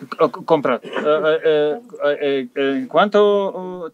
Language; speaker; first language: Spanish; non-native, learner; Serbian